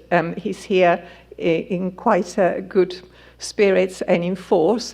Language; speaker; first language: English; native; English